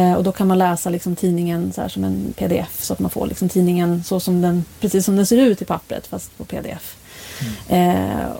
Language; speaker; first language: Swedish; native; Swedish